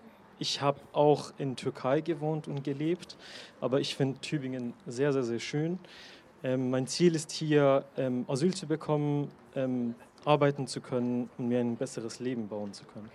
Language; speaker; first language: German; non-native, fluent; Persian